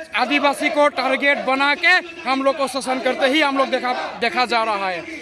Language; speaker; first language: Hindi; non-native, local second language; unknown